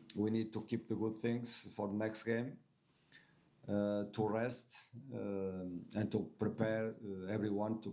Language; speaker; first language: English; non-native, fluent; Portuguese